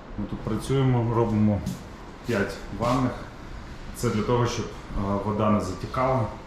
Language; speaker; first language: Ukrainian; native; Ukrainian